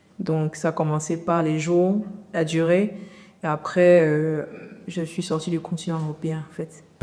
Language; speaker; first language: French; native; French